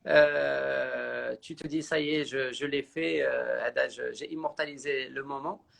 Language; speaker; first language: French; non-native, local second language; Arabic